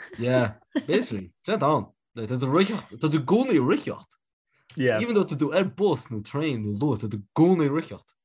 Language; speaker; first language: Irish; native; Irish